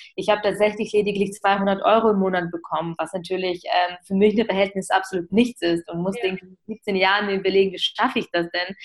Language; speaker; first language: German; early bilingual, other home language; Ukrainian